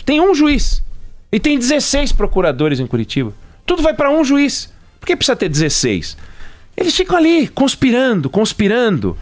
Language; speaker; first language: Portuguese; native; Portuguese